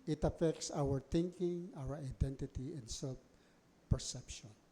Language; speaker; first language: English; non-native, local second language; Filipino